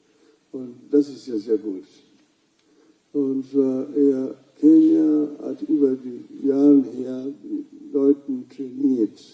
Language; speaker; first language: German; non-native, learner; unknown